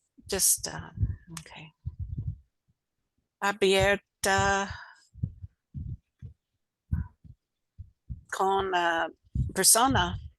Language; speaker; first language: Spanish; non-native, learner; English